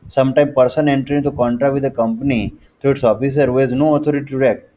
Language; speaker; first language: English; non-native, local second language; Gujarati